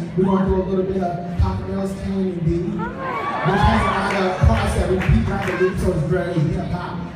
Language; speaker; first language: English; native; English